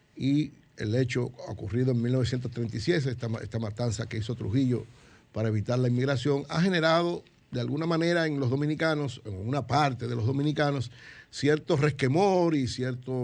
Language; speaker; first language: Spanish; native; Spanish